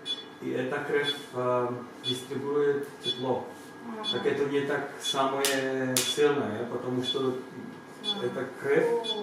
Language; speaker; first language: Russian; non-native, learner; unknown